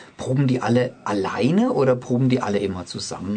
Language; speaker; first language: German; native; German